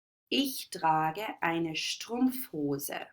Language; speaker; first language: German; non-native, fluent; English